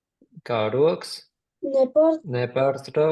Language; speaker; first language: Latvian; native; Latvian